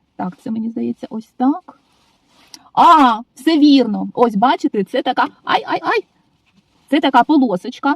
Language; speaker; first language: Ukrainian; non-native, local second language; Russian